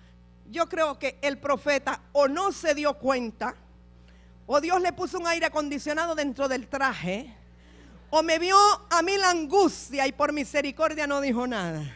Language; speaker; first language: Spanish; native; Spanish